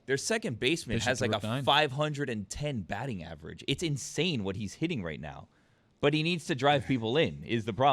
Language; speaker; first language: English; native; English